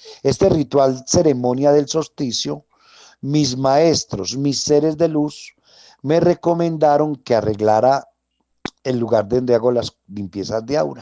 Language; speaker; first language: Spanish; native; Spanish